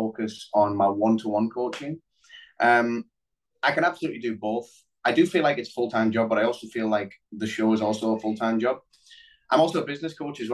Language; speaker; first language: English; native; English